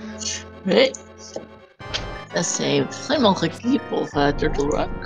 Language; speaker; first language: French; non-native, fluent; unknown